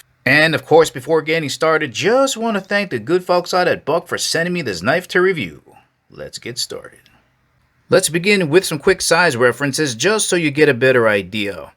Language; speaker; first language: English; native; English